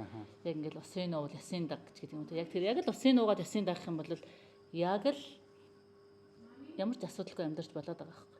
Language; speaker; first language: Mongolian; native; Mongolian